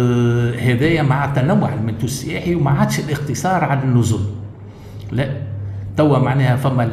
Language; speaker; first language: Arabic; native; Arabic